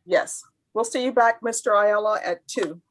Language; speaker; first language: English; native; English